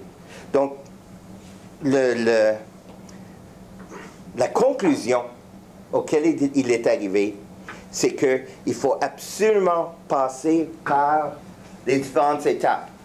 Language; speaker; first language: French; native; French